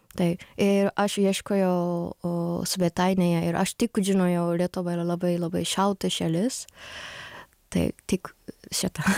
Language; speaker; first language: Lithuanian; non-native, learner; Japanese